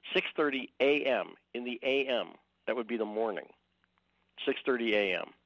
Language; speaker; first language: English; native; English